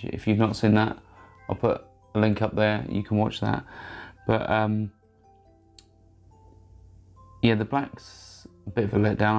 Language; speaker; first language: English; native; English